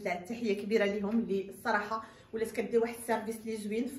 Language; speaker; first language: Arabic; native; Arabic